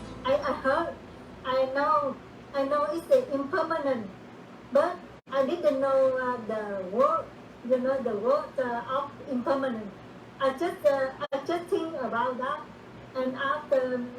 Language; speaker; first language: English; non-native, learner; Vietnamese